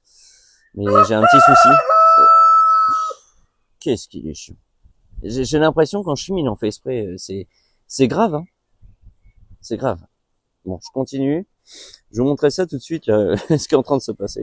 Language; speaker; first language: French; native; French